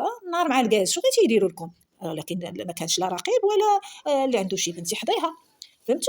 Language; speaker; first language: Arabic; native; Arabic